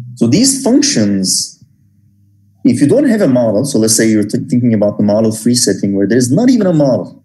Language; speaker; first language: English; non-native, fluent; Turkish